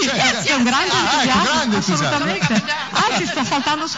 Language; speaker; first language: Italian; native; Italian